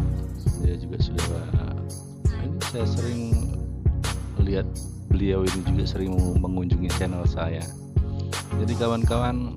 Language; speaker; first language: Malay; non-native, local second language; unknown